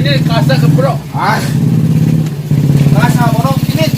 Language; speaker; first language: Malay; non-native, local second language; Sundanese